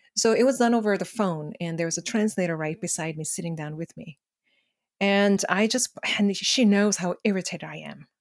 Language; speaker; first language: English; non-native, fluent; Korean